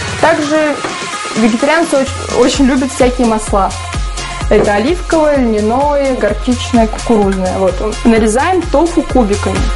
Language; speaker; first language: Russian; native; Russian